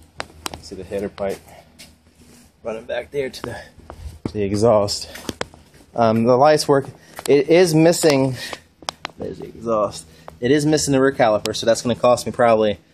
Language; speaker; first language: English; native; English